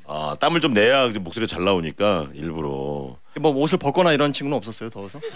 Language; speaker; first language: Korean; native; Korean